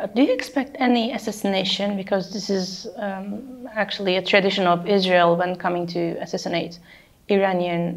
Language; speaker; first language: English; non-native, fluent; Turkish